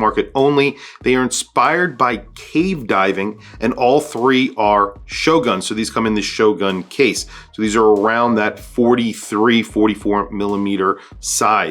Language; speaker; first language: English; native; English